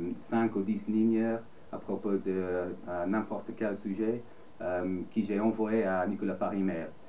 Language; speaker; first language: French; non-native, fluent; English